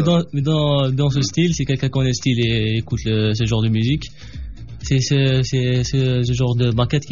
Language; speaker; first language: French; non-native, local second language; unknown